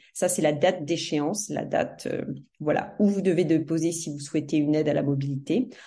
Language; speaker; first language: French; native; French